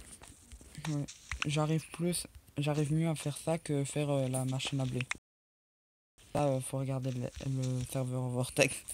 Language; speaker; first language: French; native; French